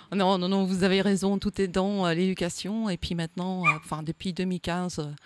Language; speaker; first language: French; non-native, fluent; Dutch